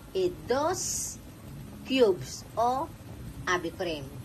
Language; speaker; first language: Spanish; non-native, fluent; Filipino